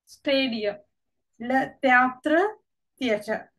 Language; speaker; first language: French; non-native, fluent; Sinhala